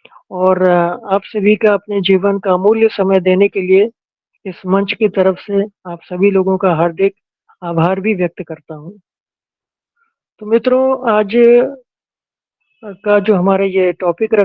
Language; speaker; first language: Hindi; native; Hindi